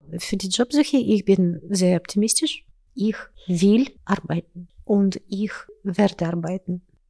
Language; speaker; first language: German; non-native, learner; Ukrainian